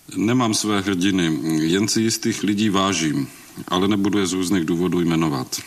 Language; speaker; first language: Czech; native; Czech